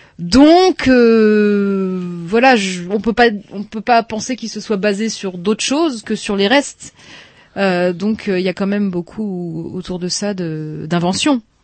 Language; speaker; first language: French; native; French